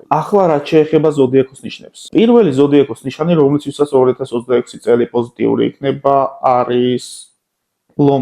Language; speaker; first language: Georgian; native; Georgian